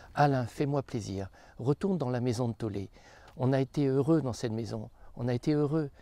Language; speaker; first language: French; native; French